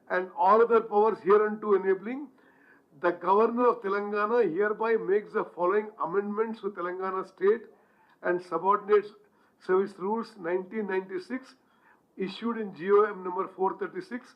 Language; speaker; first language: English; non-native, local second language; Telugu